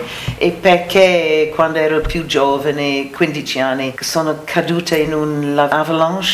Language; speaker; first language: Italian; non-native, learner; English